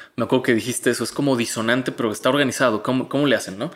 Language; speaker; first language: Spanish; native; Spanish